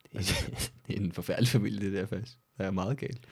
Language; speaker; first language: Danish; native; Danish